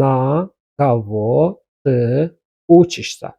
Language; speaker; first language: Russian; non-native, fluent; Azerbaijani